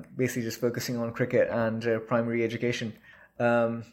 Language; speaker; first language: English; non-native, local second language; Urdu